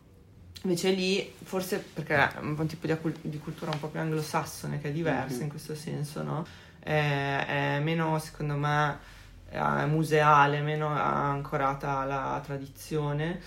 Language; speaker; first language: Italian; native; Italian